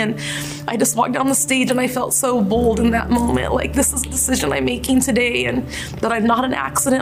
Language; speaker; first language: English; native; English